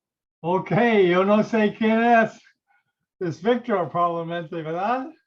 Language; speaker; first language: Spanish; non-native, learner; English